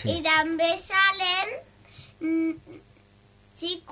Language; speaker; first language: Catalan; non-native, local second language; Spanish